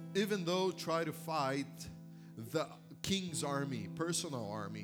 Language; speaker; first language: English; non-native, fluent; Portuguese